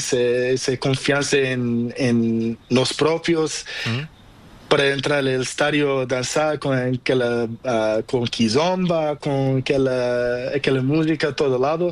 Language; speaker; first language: Spanish; non-native, local second language; Portuguese